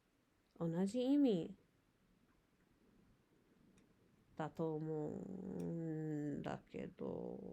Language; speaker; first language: Japanese; non-native, learner; English